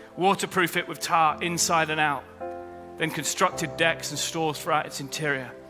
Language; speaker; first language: English; native; English